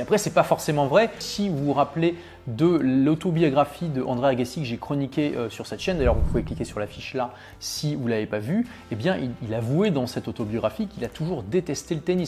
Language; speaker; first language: French; native; French